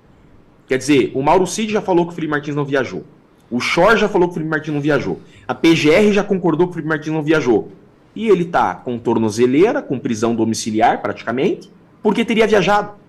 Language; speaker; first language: Portuguese; native; Portuguese